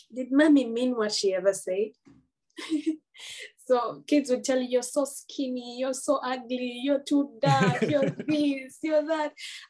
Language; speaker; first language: English; non-native, local second language; Ganda